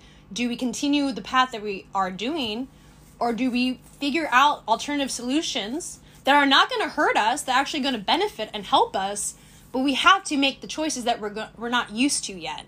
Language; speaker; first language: English; native; English